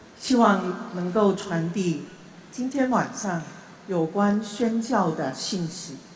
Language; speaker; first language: Chinese; non-native, local second language; Cantonese